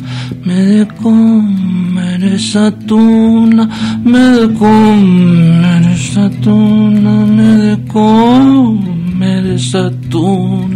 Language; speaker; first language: Spanish; native; Spanish